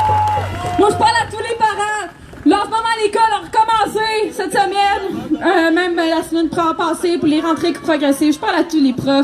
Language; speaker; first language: French; native; French